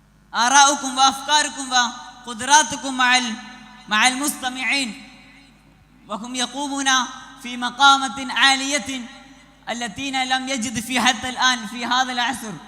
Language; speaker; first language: Arabic; non-native, learner; Malayalam